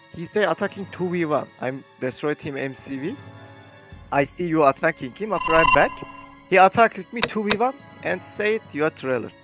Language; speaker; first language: English; non-native, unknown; Turkish